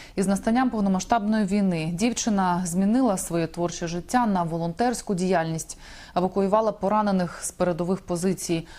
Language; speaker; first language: Ukrainian; native; Ukrainian